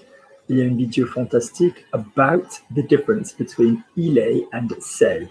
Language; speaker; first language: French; non-native, fluent; English